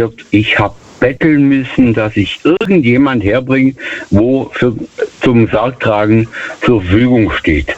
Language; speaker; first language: German; native; German